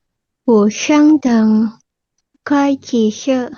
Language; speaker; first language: Chinese; non-native, learner; Indonesian